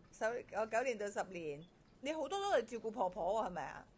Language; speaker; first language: Cantonese; native; Cantonese